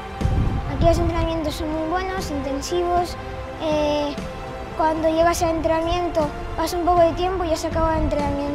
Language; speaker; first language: Spanish; non-native, fluent; Romanian